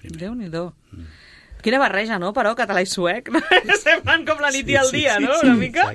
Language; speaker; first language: Catalan; native; Catalan